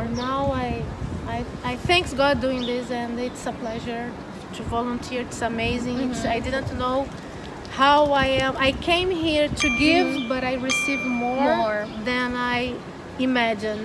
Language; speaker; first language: English; non-native, learner; Portuguese